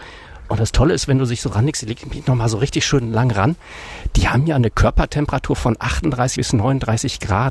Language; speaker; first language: German; native; German